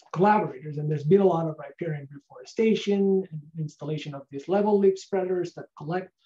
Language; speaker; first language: English; non-native, fluent; Spanish